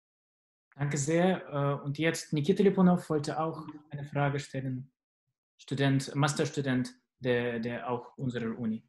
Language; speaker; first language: German; non-native, fluent; Russian